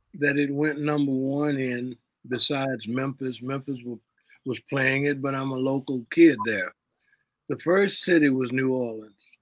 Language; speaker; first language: English; native; English